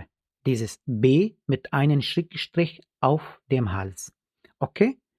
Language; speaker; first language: German; non-native, fluent; Arabic